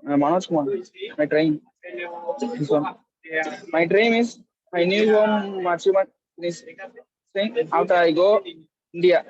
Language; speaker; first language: English; non-native, learner; Tamil